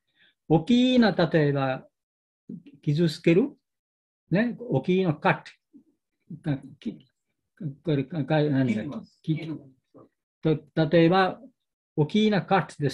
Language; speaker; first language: Japanese; non-native, learner; Bangla